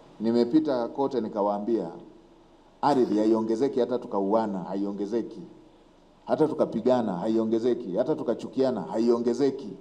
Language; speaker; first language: Swahili; native; Swahili